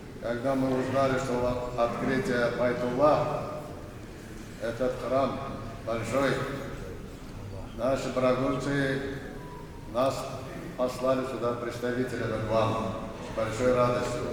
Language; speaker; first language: Russian; non-native, local second language; Kumyk